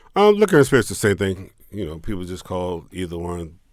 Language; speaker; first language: English; native; English